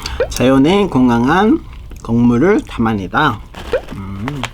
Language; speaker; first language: Korean; non-native, fluent; Kinyarwanda